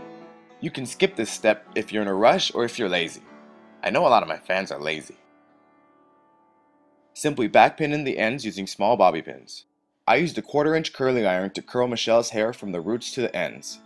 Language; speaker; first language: English; native; English